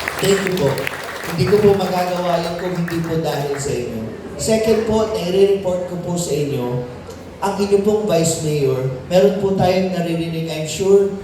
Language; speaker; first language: Filipino; non-native, local second language; Pangasinan